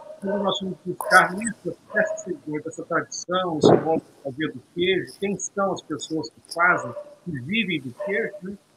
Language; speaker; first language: Portuguese; native; Portuguese